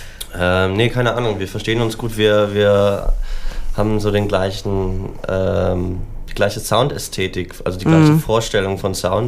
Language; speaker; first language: German; native; German